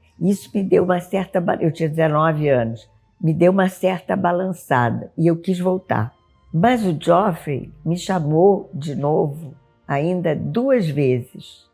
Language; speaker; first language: Portuguese; native; Portuguese